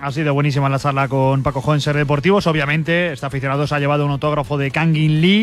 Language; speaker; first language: Spanish; native; Spanish